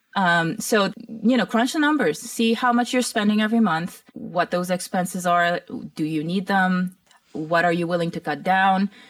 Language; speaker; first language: English; early bilingual, other home language; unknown